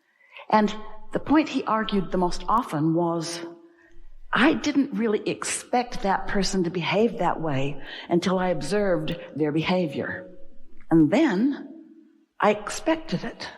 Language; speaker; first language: English; native; English